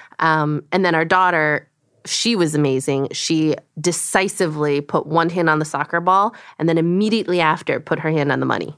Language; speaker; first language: English; early bilingual, other home language; Korean